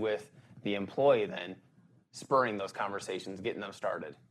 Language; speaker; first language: English; native; English